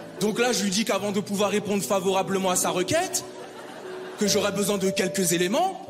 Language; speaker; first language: French; native; French